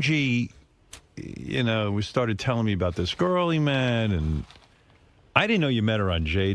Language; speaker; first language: English; native; English